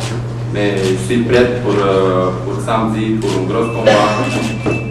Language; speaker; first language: French; non-native, fluent; Romanian